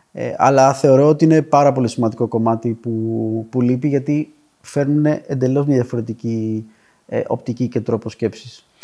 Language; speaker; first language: Greek; native; Greek